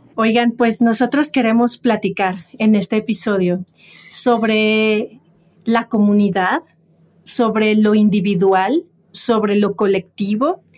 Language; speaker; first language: Spanish; native; Spanish